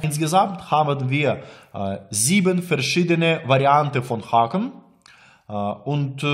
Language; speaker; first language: German; non-native, learner; Russian